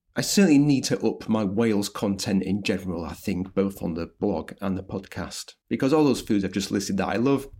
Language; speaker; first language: English; native; English